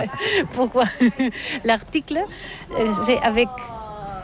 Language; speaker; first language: French; non-native, learner; Catalan